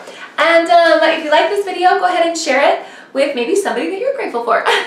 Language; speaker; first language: English; native; English